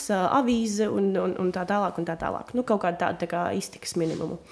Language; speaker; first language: Latvian; non-native, local second language; Russian